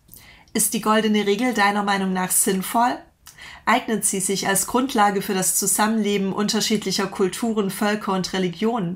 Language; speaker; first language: German; native; German